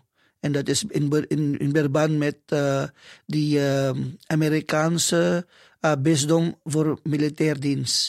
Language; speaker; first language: Dutch; non-native, fluent; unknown